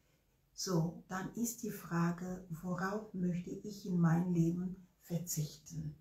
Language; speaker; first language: German; non-native, fluent; Ewe